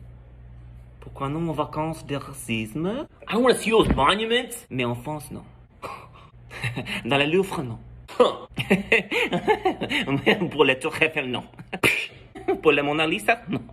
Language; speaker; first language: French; non-native, learner; English